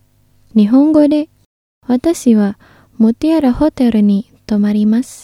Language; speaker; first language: Japanese; non-native, fluent; Indonesian